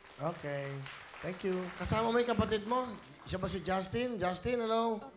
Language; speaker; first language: Filipino; native; Filipino